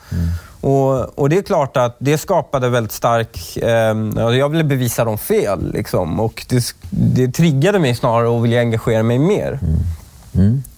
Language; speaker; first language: Swedish; early bilingual, other home language; Persian